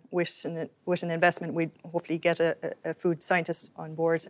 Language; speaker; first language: English; native; English